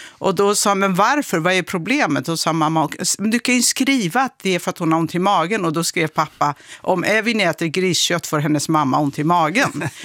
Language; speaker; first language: Swedish; early bilingual, other home language; Kurdish